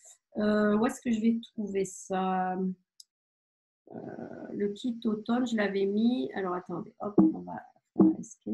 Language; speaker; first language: French; native; French